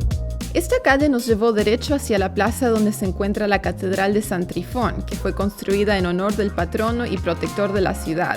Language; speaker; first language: Spanish; native; Spanish